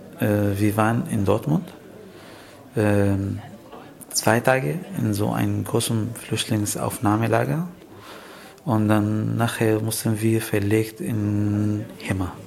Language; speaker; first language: German; non-native, fluent; Arabic